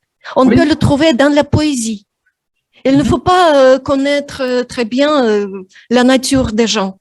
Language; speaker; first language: French; non-native, fluent; Russian